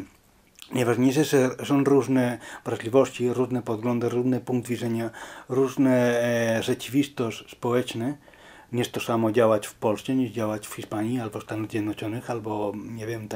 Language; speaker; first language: Polish; non-native, learner; Spanish